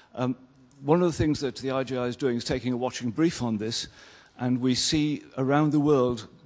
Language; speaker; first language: English; native; English